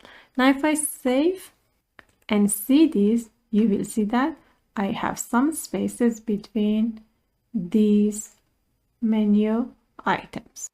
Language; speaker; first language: English; non-native, fluent; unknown